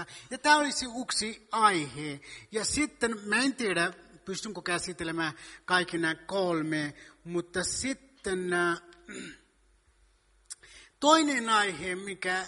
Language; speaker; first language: Finnish; non-native, fluent; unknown